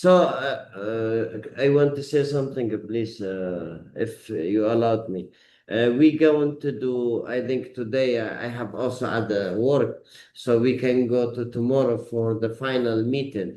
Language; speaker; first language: English; non-native, learner; Arabic